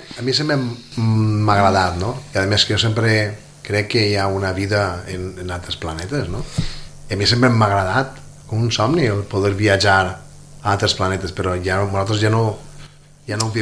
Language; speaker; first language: Catalan; native; Catalan